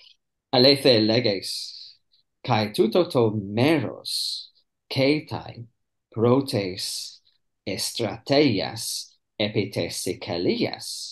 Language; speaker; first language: Greek; non-native, fluent; English